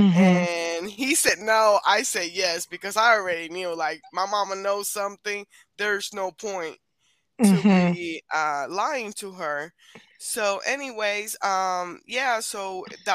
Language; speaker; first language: English; non-native, fluent; Spanish